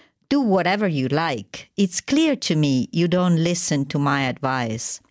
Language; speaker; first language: English; non-native, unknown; Italian